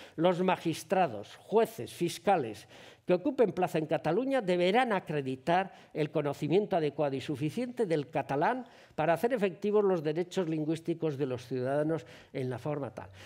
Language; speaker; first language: Spanish; non-native, local second language; Basque